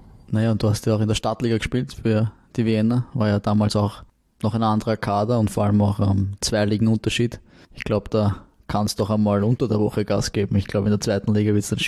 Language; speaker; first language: German; native; German